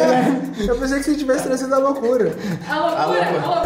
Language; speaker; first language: Portuguese; native; Portuguese